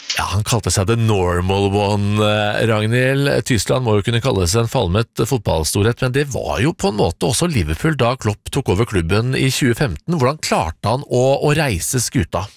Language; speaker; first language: Norwegian; native; Norwegian